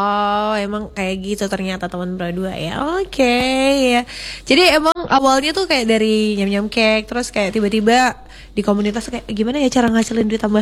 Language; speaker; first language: Indonesian; native; Indonesian